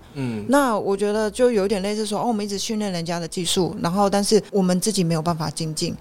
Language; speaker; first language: Chinese; native; Chinese